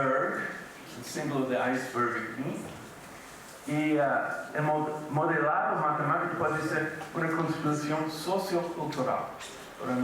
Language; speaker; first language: Portuguese; non-native, fluent; English